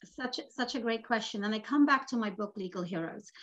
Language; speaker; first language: English; native; English